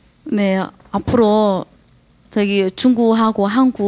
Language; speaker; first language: Korean; non-native, learner; Chinese